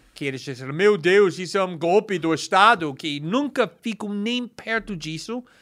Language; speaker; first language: Portuguese; non-native, fluent; English